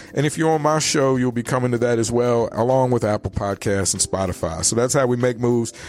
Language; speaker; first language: English; native; English